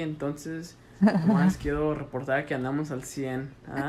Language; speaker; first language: Spanish; native; Spanish